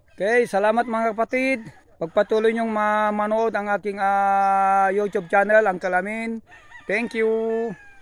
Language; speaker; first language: Filipino; non-native, local second language; Iloko